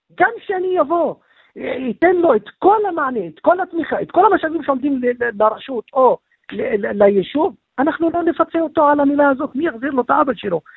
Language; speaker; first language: Hebrew; non-native, local second language; Arabic